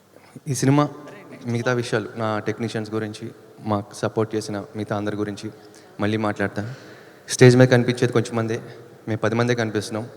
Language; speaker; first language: Telugu; native; Telugu